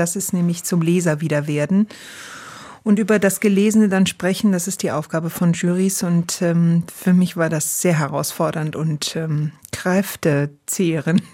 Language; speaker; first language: German; native; German